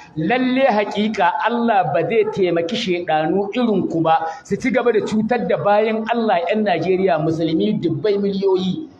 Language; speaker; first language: Hausa; native; Hausa